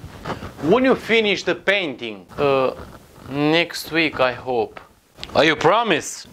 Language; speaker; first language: English; non-native, learner; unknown